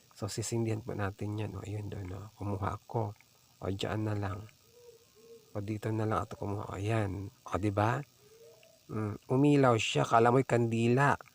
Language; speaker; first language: Filipino; non-native, local second language; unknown